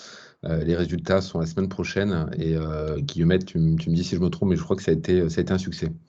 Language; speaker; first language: French; native; French